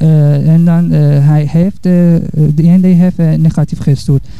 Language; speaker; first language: Dutch; non-native, learner; Persian